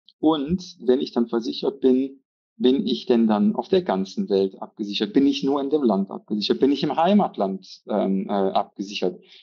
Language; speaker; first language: German; native; German